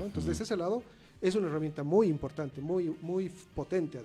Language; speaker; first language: Spanish; native; Spanish